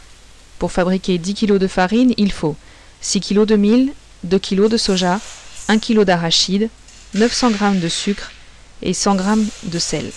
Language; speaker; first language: French; native; French